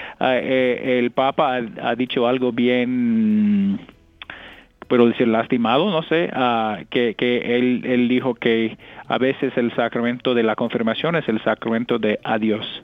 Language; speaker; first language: Spanish; non-native, fluent; English